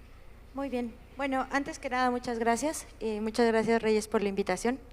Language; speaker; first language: Spanish; native; Spanish